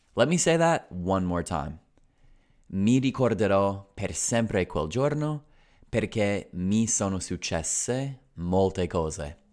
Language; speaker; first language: Italian; non-native, fluent; English